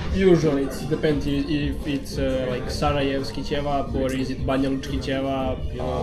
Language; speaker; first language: English; non-native, learner; Serbian